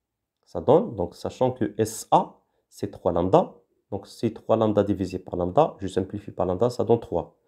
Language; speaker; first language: French; non-native, local second language; Arabic